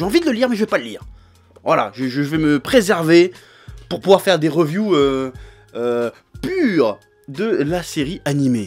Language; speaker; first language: French; native; French